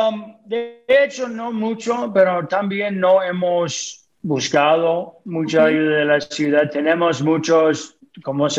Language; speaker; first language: Spanish; non-native, fluent; English